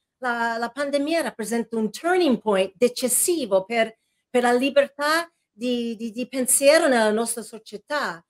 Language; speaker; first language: Italian; non-native, fluent; English